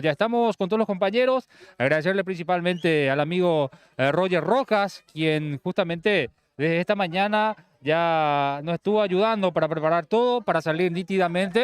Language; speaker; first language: Spanish; native; Spanish